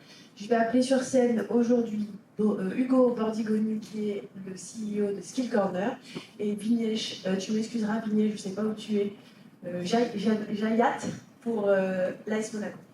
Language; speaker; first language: French; native; French